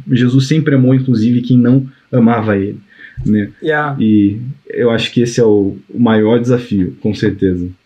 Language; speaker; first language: Portuguese; native; Portuguese